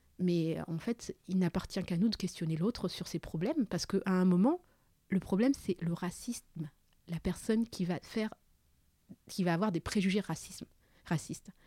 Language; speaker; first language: French; early bilingual, other home language; Malagasy